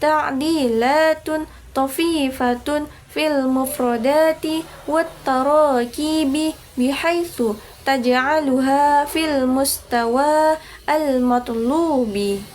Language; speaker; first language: Arabic; non-native, learner; Indonesian